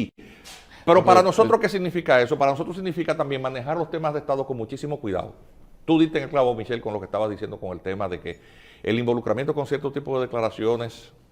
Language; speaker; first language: Spanish; native; Spanish